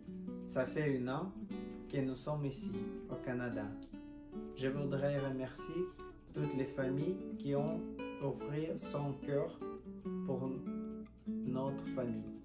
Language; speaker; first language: French; non-native, learner; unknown